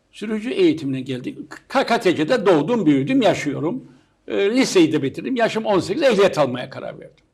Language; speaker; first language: Turkish; native; Turkish